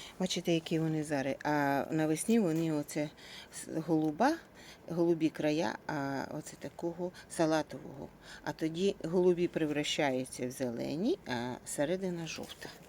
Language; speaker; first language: Ukrainian; native; Ukrainian